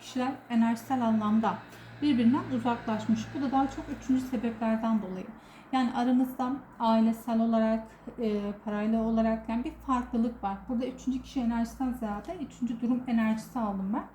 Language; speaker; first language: Turkish; native; Turkish